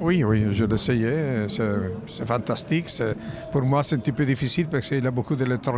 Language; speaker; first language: French; non-native, fluent; Italian